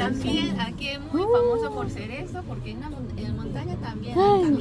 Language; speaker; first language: Spanish; non-native, fluent; Korean